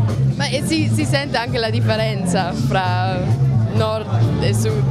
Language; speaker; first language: Italian; non-native, fluent; German